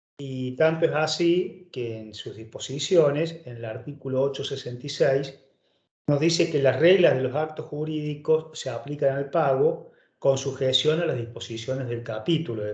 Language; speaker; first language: Spanish; native; Spanish